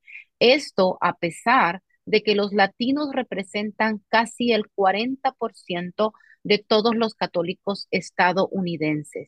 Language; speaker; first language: Spanish; native; Spanish